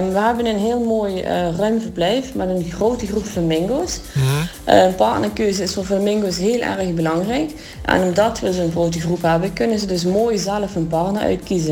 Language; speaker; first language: Dutch; native; Dutch